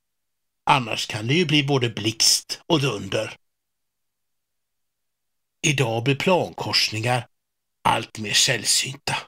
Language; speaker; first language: Swedish; native; Swedish